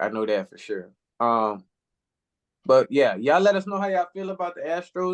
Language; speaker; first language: English; native; English